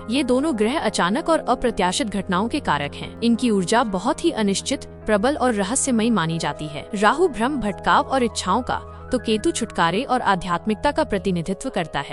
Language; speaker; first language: Hindi; native; Hindi